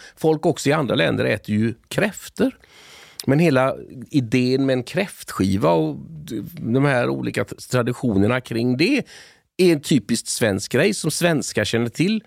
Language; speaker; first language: Swedish; native; Swedish